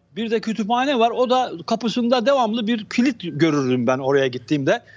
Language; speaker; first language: Turkish; native; Turkish